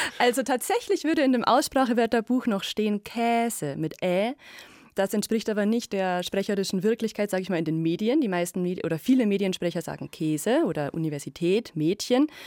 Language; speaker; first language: German; native; German